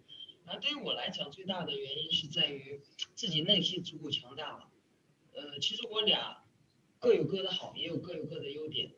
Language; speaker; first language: Chinese; native; Chinese